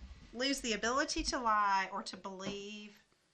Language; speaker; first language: English; native; English